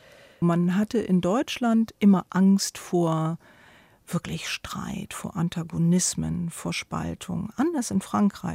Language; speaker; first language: German; native; German